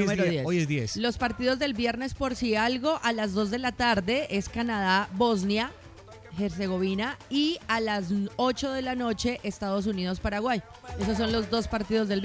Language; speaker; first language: Spanish; native; Spanish